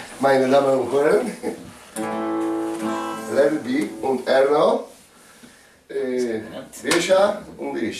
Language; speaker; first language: German; non-native, learner; Polish